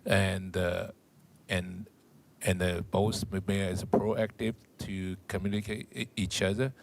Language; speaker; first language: English; non-native, learner; Chinese